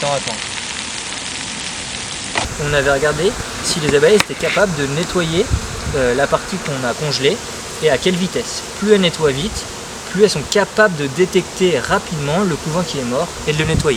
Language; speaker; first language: French; native; French